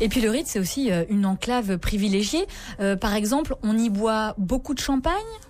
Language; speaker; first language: French; native; French